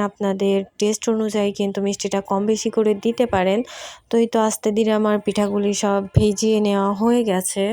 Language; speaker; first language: Bangla; native; Bangla